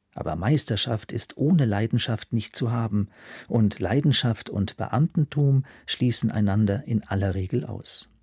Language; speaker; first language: German; native; German